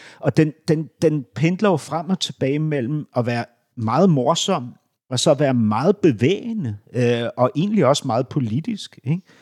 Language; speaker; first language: Danish; native; Danish